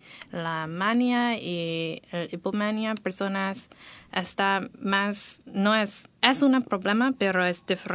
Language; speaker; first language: Spanish; non-native, learner; English